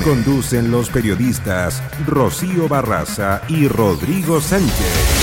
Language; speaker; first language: Spanish; native; Spanish